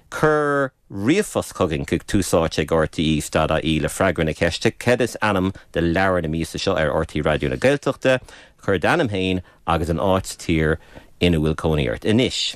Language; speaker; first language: Irish; native; Irish